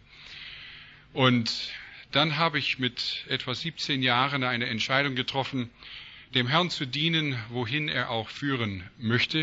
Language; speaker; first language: German; non-native, fluent; English